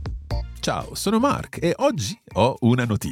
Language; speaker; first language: Italian; non-native, fluent; English